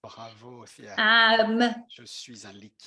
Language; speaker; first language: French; non-native, fluent; English